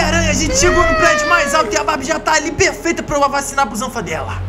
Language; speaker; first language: Portuguese; native; Portuguese